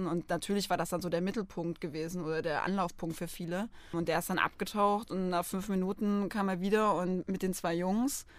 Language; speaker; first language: German; native; German